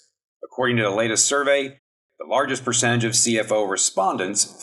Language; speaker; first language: English; native; English